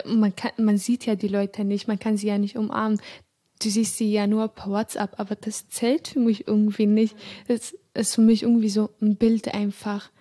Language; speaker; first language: German; early bilingual, other home language; Arabic